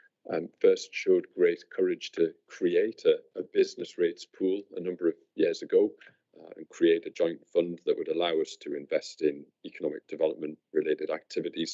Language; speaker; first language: English; native; English